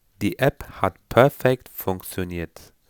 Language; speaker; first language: German; non-native, fluent; Turkish